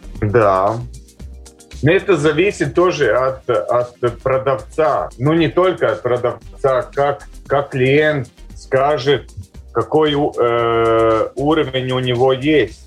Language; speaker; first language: Russian; non-native, local second language; Latvian